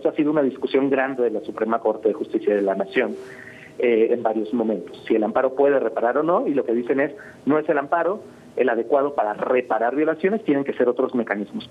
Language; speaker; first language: Spanish; native; Spanish